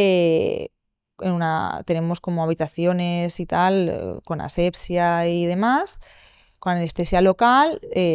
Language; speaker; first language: Spanish; native; Spanish